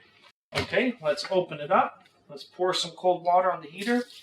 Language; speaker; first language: English; native; English